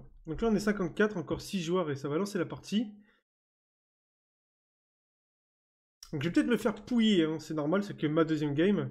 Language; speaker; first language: French; native; French